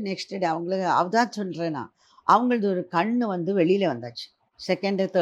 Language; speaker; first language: Tamil; non-native, learner; Malayalam